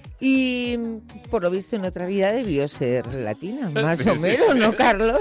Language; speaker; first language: Spanish; native; Spanish